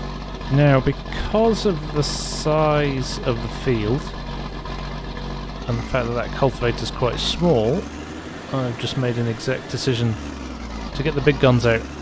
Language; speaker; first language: English; native; English